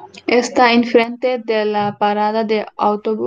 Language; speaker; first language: Spanish; non-native, learner; English